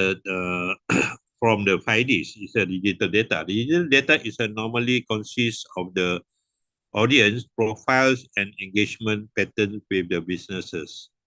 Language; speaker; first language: English; non-native, local second language; Malay